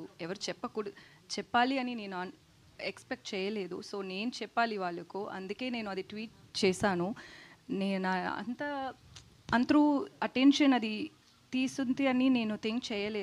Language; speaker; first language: Telugu; non-native, fluent; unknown